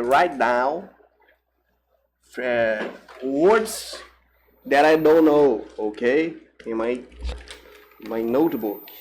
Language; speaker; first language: English; non-native, learner; Portuguese